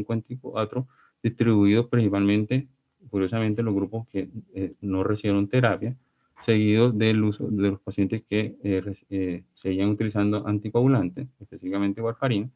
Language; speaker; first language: Spanish; native; Spanish